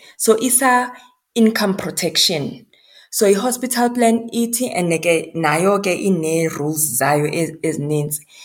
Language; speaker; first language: Xhosa; non-native, local second language; Zulu